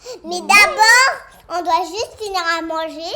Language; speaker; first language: French; early bilingual, other home language; English